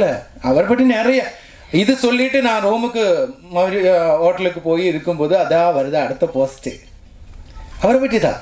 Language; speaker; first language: Tamil; non-native, local second language; Malayalam